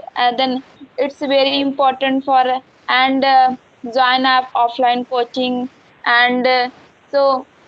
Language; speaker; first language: English; non-native, learner; Hindi